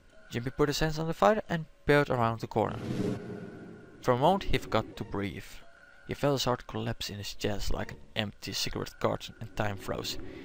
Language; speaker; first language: English; non-native, fluent; Dutch